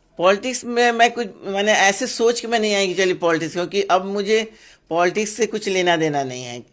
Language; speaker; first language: Hindi; non-native, local second language; Bangla